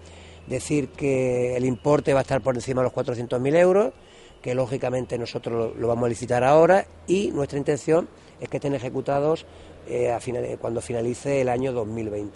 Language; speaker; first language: Spanish; native; Spanish